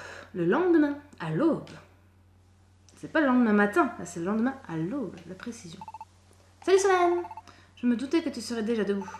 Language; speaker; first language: French; native; French